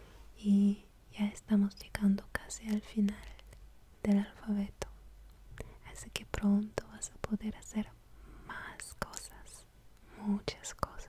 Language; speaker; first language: Spanish; non-native, fluent; Russian